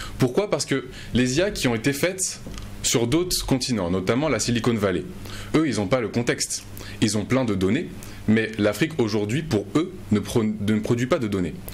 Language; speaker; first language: French; non-native, local second language; Mossi